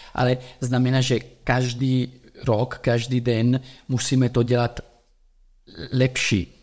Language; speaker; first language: Czech; non-native, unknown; Italian